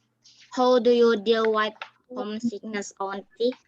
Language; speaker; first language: English; non-native, learner; Indonesian